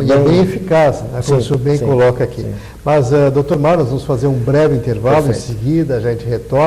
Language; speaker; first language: Portuguese; native; Portuguese